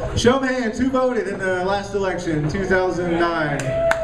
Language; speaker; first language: English; native; English